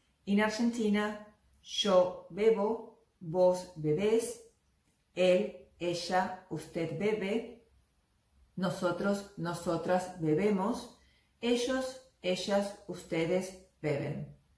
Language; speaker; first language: Spanish; native; Spanish